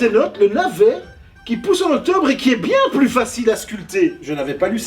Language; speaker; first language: French; native; French